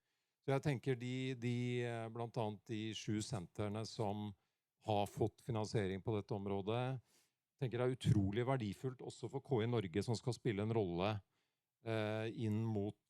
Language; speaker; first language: Norwegian; native; Norwegian